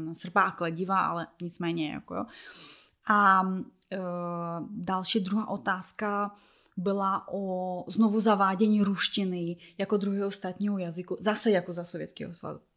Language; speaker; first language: Czech; non-native, fluent; Russian